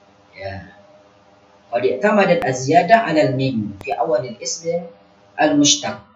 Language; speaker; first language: Arabic; non-native, fluent; Indonesian